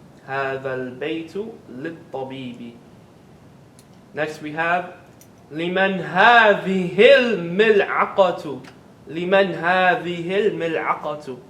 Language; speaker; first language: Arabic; non-native, fluent; English